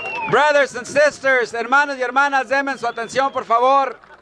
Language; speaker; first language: Spanish; early bilingual, heritage; Spanish